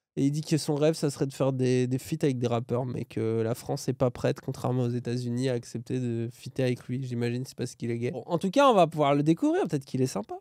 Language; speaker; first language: French; native; French